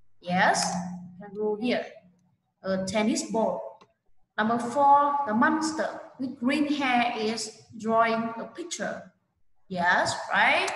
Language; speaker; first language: English; non-native, fluent; Vietnamese